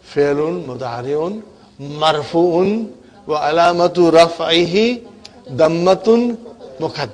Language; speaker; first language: Arabic; non-native, fluent; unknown